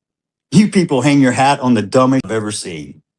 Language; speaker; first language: English; native; English